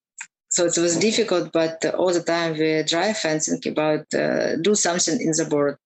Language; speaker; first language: English; non-native, learner; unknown